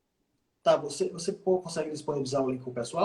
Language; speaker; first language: Portuguese; native; Portuguese